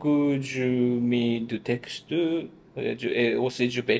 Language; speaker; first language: French; non-native, learner; Japanese